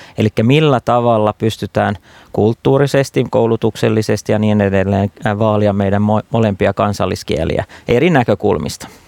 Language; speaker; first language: Finnish; non-native, local second language; Swedish